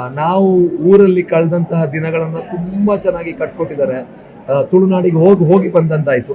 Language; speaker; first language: Kannada; non-native, local second language; Tulu